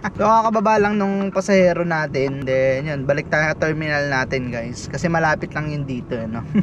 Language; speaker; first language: Filipino; native; Filipino